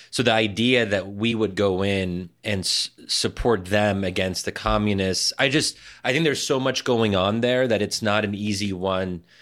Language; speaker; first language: English; early bilingual, other home language; Arabic